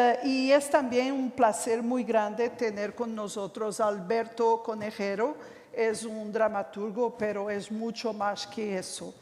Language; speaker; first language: Spanish; non-native, fluent; Portuguese